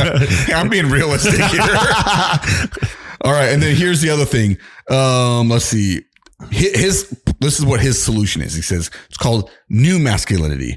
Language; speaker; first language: English; native; English